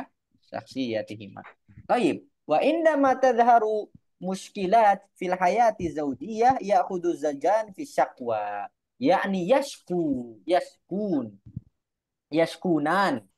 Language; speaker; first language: Arabic; non-native, fluent; Indonesian